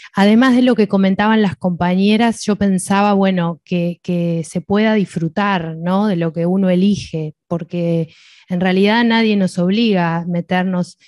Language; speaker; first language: Spanish; native; Spanish